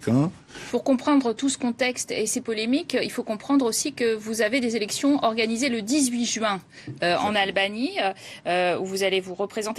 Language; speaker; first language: French; native; French